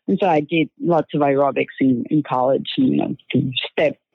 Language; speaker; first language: English; non-native, fluent; Spanish